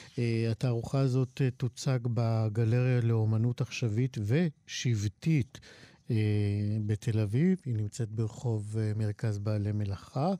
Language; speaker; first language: Hebrew; native; Hebrew